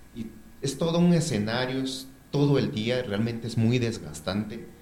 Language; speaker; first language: Spanish; non-native, local second language; Mixtepec Mixtec